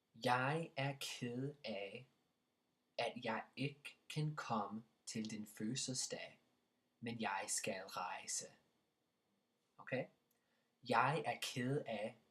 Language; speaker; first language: Danish; non-native, fluent; English